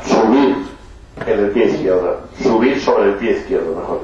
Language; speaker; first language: Spanish; native; Spanish